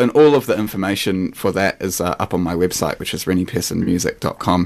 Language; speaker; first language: English; native; English